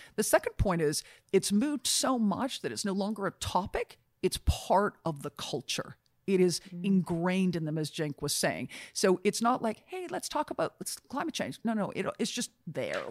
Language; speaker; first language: English; native; English